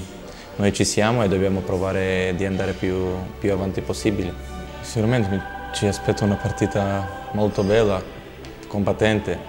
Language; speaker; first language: Italian; non-native, fluent; Macedonian